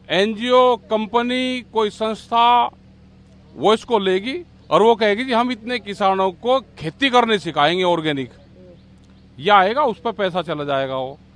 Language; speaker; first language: Hindi; native; Hindi